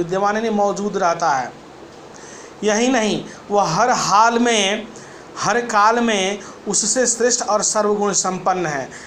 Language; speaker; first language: Hindi; native; Hindi